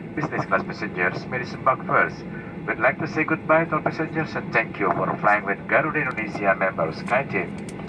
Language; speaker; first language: English; non-native, fluent; Indonesian